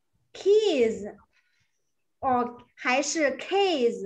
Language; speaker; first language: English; non-native, fluent; Chinese